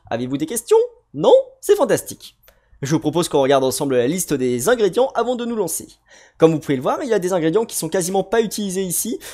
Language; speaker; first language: French; native; French